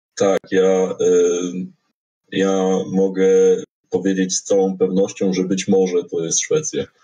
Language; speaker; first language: Polish; native; Polish